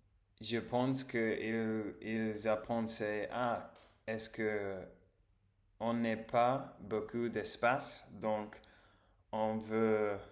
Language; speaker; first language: French; non-native, learner; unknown